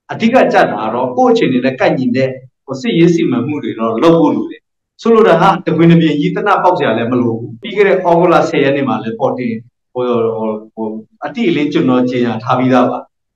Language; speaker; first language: Burmese; non-native, local second language; Karen languages